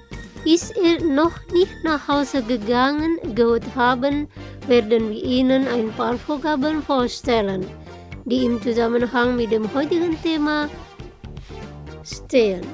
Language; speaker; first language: German; non-native, fluent; Indonesian